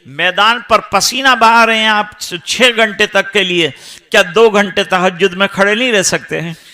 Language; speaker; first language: Urdu; non-native, local second language; Gujarati